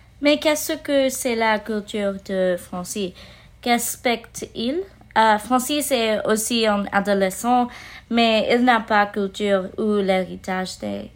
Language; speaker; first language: French; non-native, learner; English